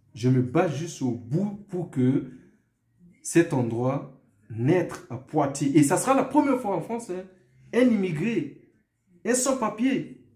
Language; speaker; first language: French; non-native, local second language; Sango